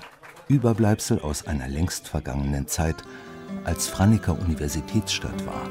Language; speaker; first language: German; native; German